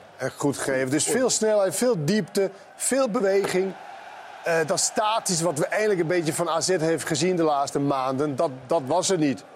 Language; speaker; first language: Dutch; native; Dutch